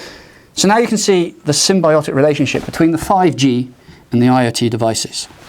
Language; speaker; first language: English; native; English